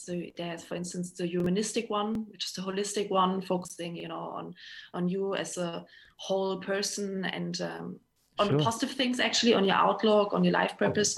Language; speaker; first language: English; non-native, fluent; German